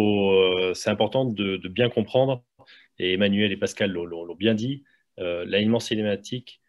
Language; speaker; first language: French; native; French